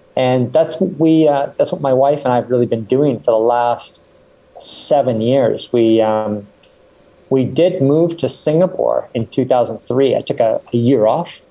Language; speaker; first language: English; native; English